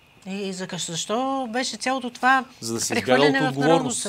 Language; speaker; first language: Bulgarian; native; Bulgarian